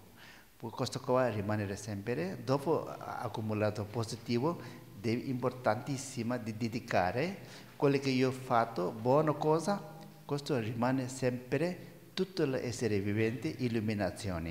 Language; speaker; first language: Italian; non-native, learner; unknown